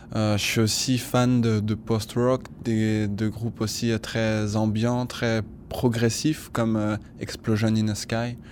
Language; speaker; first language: French; native; French